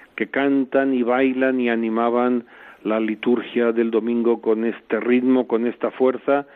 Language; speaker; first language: Spanish; native; Spanish